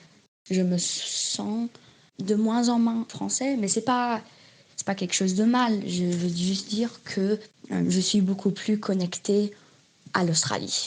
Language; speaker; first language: French; early bilingual, heritage; French